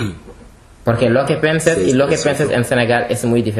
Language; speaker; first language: Spanish; non-native, fluent; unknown